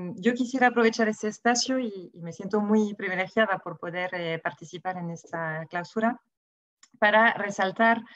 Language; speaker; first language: Spanish; non-native, fluent; French